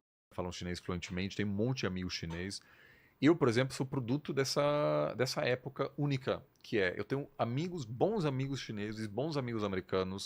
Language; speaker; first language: Portuguese; non-native, fluent; German